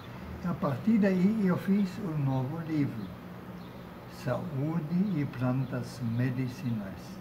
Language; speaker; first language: Portuguese; non-native, fluent; German